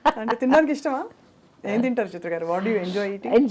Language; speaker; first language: Telugu; native; Telugu